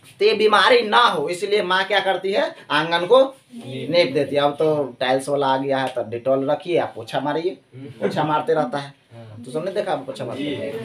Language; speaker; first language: Hindi; native; Hindi